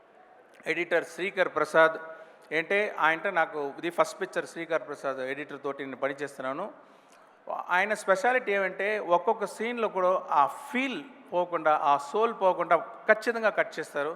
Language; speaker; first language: Telugu; non-native, local second language; Tamil